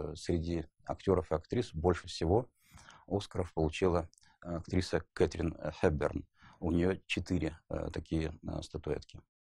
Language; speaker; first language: Russian; native; Russian